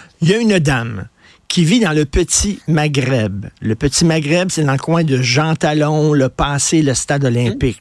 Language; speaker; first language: French; native; French